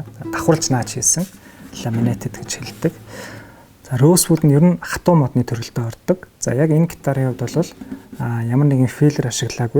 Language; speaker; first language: Mongolian; native; Mongolian